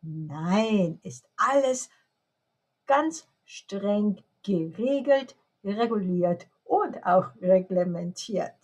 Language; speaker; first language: German; non-native, fluent; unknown